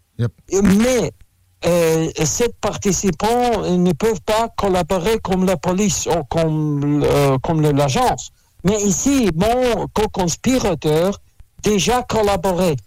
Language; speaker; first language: French; non-native, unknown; Russian